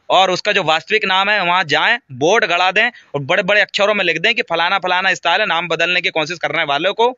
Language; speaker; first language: Hindi; native; Hindi